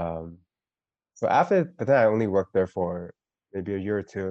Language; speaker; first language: English; non-native, local second language; Cantonese